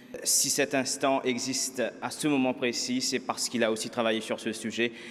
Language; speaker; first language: French; non-native, local second language; Morisyen